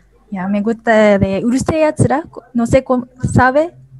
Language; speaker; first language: Spanish; non-native, learner; Japanese